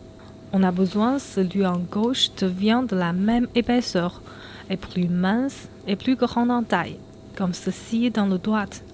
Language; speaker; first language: French; non-native, fluent; Chinese